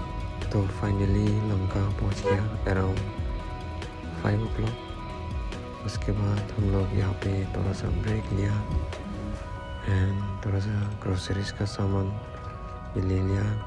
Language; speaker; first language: Hindi; non-native, local second language; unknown